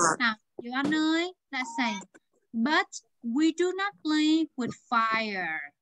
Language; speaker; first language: English; non-native, fluent; Vietnamese